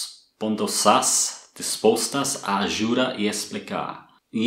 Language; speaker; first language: Portuguese; non-native, learner; English